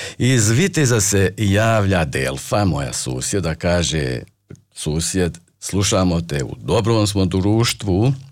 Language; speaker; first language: Croatian; native; Croatian